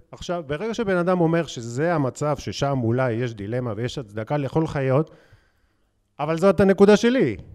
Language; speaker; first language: Hebrew; native; Hebrew